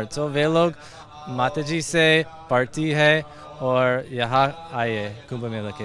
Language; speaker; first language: Hindi; non-native, learner; English